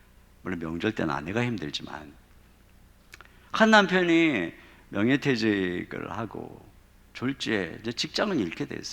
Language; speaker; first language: Korean; native; Korean